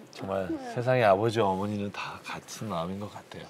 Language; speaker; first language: Korean; native; Korean